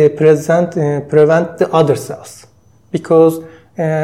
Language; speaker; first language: English; non-native, learner; Turkish